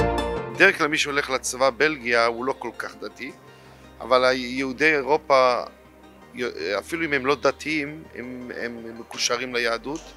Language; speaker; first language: Hebrew; non-native, fluent; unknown